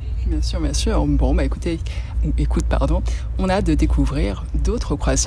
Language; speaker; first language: French; native; French